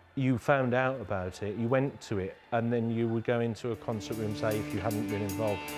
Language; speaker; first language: English; native; English